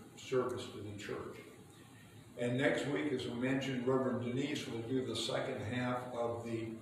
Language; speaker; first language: English; native; English